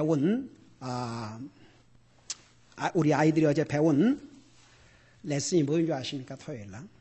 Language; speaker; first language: Korean; native; Korean